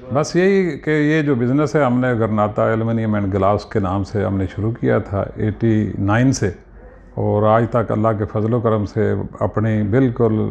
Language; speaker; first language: Urdu; non-native, local second language; Punjabi